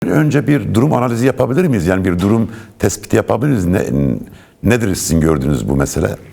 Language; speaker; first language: Turkish; non-native, local second language; Kurdish